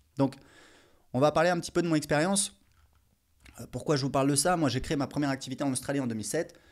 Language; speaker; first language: French; native; French